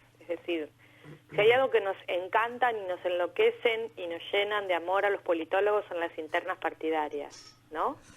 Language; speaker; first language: Spanish; native; Spanish